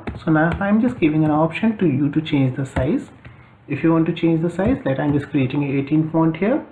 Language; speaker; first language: English; non-native, local second language; Hindi